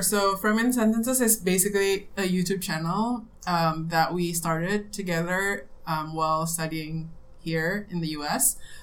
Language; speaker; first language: English; non-native, fluent; Indonesian